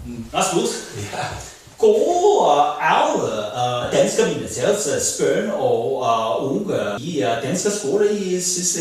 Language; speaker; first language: Danish; non-native, learner; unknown